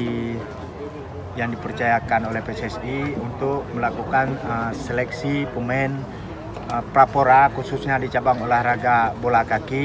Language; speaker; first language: Indonesian; non-native, local second language; Achinese